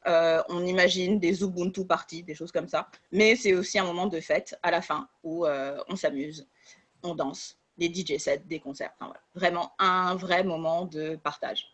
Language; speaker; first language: French; native; French